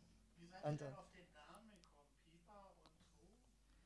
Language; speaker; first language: German; native; German